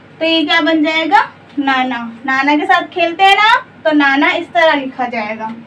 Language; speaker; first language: Hindi; native; Hindi